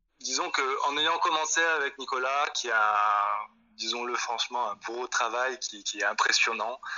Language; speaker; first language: French; native; French